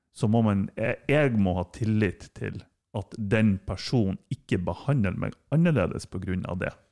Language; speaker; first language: Norwegian; non-native, fluent; German